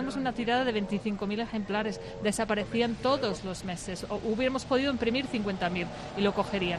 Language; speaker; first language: Spanish; non-native, fluent; English